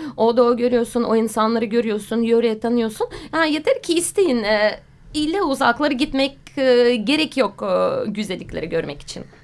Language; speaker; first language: Turkish; non-native, fluent; Russian